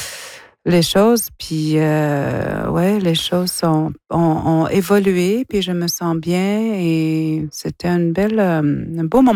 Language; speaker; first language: French; non-native, local second language; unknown